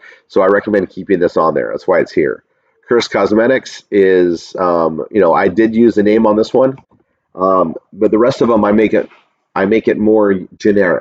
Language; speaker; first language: English; native; English